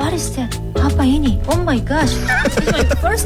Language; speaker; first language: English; non-native, learner; Korean